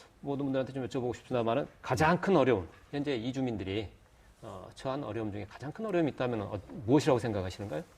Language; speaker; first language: Korean; native; Korean